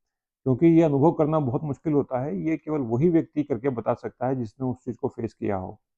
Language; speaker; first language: Hindi; native; Hindi